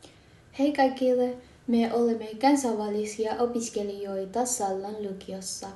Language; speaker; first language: Finnish; non-native, learner; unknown